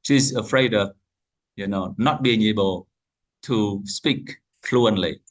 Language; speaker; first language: English; non-native, fluent; Vietnamese